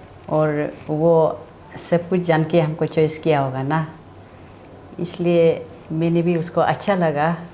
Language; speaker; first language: Hindi; non-native, local second language; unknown